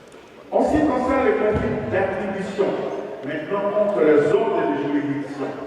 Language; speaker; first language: French; native; French